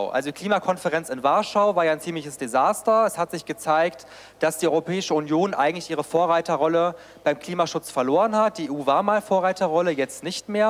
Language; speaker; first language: German; native; German